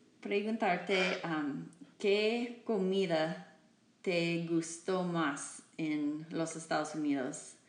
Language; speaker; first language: Spanish; non-native, learner; English